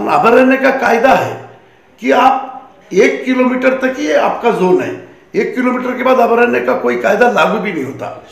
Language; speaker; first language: Hindi; non-native, local second language; Marathi